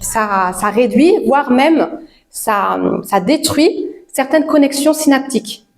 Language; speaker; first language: French; native; French